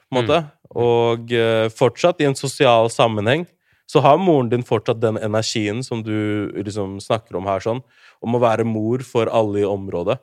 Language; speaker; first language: Norwegian; early bilingual, other home language; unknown